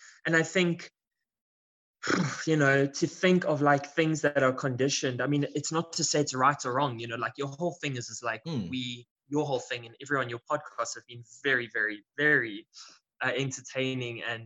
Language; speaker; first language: English; native; English